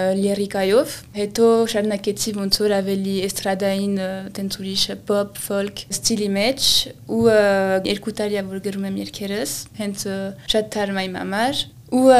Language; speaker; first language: Armenian; early bilingual, heritage; Armenian